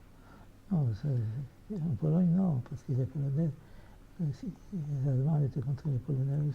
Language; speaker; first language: French; non-native, fluent; Yiddish